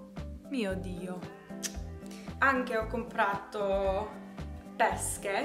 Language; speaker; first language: Italian; non-native, learner; English